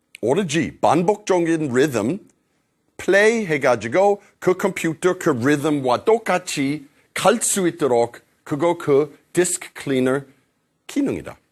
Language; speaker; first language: Korean; non-native, fluent; English